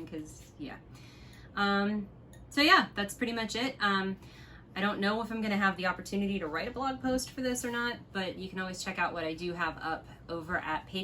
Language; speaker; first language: English; native; English